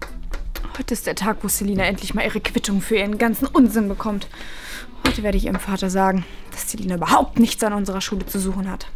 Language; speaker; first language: German; native; German